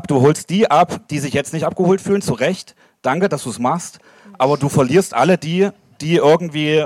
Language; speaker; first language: German; native; German